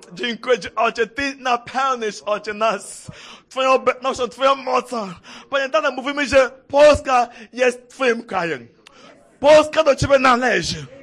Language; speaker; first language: Polish; non-native, fluent; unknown